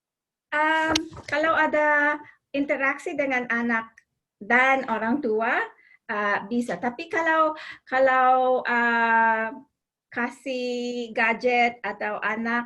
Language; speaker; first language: Indonesian; non-native, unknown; English